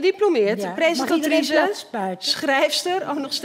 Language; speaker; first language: Dutch; native; Dutch